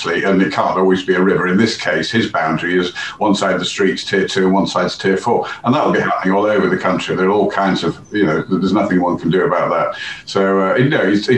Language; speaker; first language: English; native; English